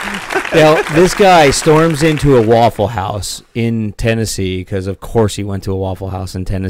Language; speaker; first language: English; native; English